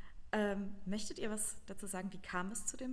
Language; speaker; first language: German; native; German